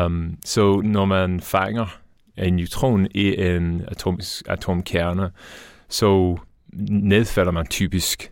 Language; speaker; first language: Danish; non-native, fluent; English